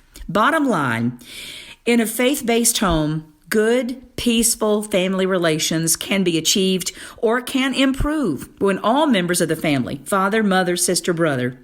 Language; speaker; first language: English; native; English